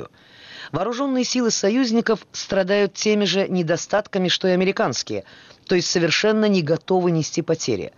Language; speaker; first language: Russian; native; Russian